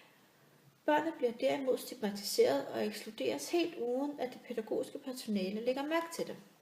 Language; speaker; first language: Danish; native; Danish